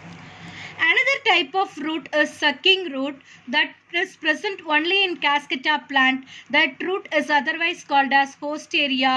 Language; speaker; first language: English; non-native, local second language; Tamil